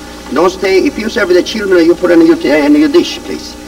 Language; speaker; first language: English; non-native, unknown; Italian